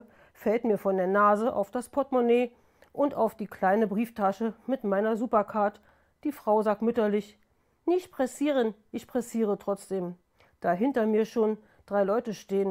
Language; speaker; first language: German; native; German